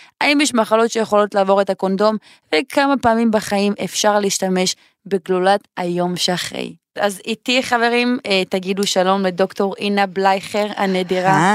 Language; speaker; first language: Hebrew; native; Hebrew